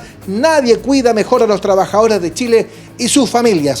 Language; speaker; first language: Spanish; native; Spanish